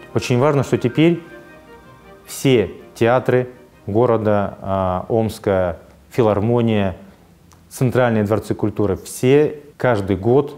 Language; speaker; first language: Russian; native; Russian